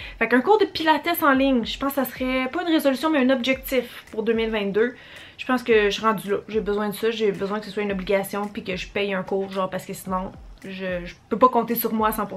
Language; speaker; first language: French; native; French